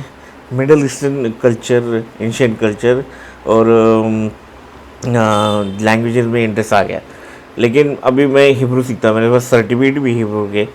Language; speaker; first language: Hindi; non-native, local second language; Marathi